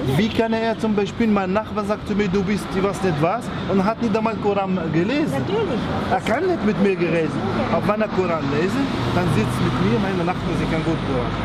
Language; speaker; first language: German; non-native, learner; Arabic